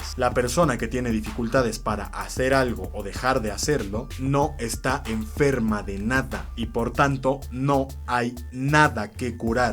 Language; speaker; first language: Spanish; native; Spanish